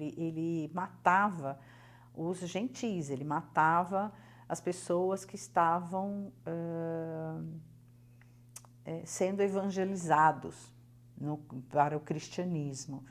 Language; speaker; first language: Portuguese; native; Portuguese